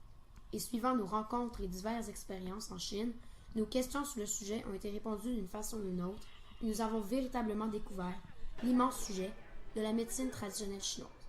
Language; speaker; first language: French; native; French